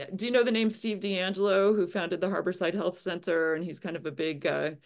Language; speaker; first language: English; native; English